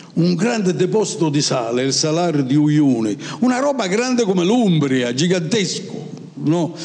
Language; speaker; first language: Italian; native; Italian